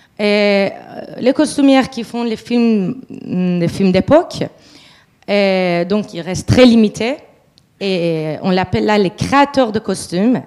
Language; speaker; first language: French; non-native, fluent; Persian